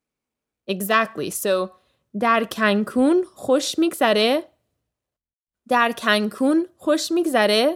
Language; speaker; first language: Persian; early bilingual, heritage; Persian